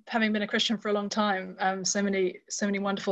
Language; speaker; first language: English; native; English